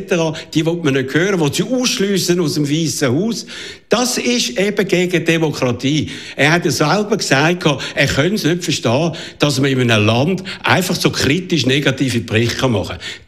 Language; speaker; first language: German; native; German